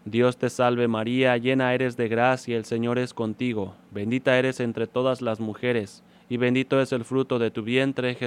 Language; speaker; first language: Spanish; native; Spanish